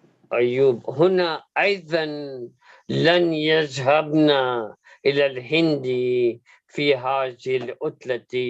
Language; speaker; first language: Arabic; non-native, learner; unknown